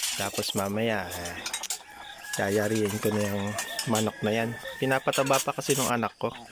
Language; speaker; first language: Filipino; native; Filipino